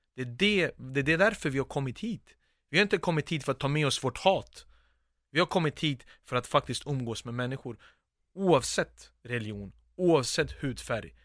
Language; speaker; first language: Swedish; early bilingual, other home language; Serbian